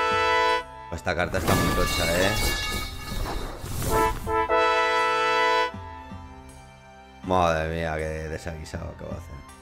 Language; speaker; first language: Spanish; native; Spanish